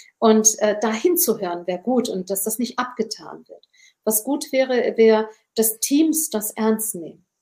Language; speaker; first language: German; early bilingual, other home language; Turkish